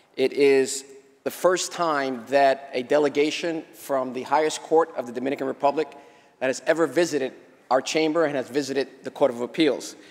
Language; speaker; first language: English; early bilingual, other home language; Spanish